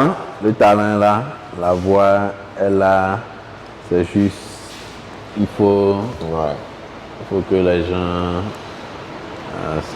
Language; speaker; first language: French; non-native, local second language; Ewe